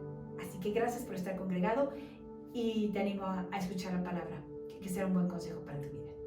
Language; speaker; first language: Spanish; native; Spanish